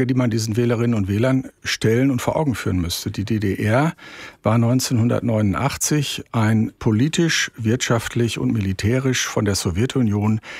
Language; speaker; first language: German; native; German